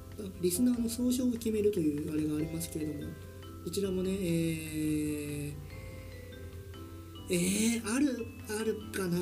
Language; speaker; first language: Japanese; native; Japanese